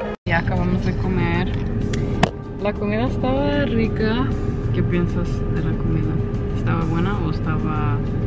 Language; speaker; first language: Spanish; non-native, learner; English